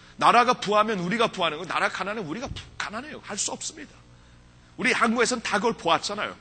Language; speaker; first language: Korean; early bilingual, heritage; Korean